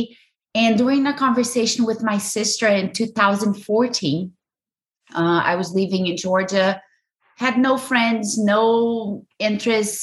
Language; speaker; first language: English; non-native, fluent; Portuguese